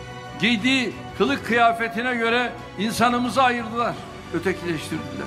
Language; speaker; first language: Turkish; native; Turkish